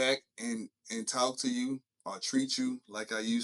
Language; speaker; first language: English; native; English